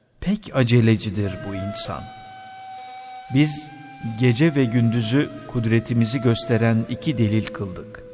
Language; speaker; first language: Turkish; native; Turkish